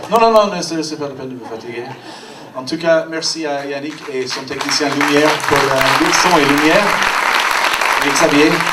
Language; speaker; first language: French; non-native, fluent; English